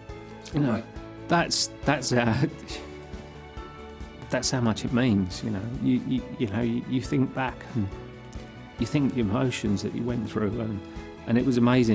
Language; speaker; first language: English; native; English